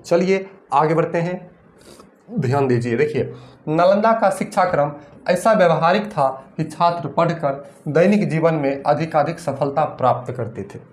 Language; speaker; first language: Hindi; native; Hindi